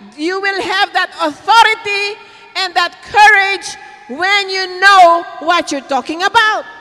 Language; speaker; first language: English; non-native, local second language; Filipino